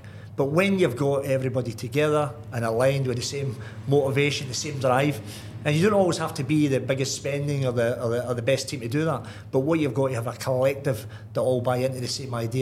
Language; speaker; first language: English; native; English